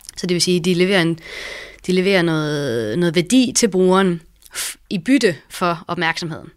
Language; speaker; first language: Danish; native; Danish